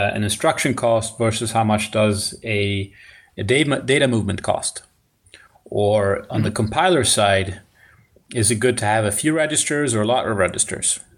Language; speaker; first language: English; non-native, fluent; Swedish